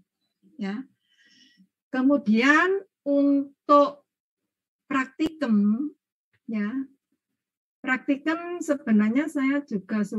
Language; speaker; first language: Indonesian; native; Indonesian